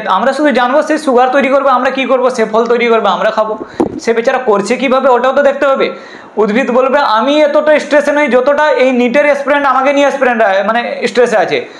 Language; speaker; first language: Bangla; non-native, local second language; Hindi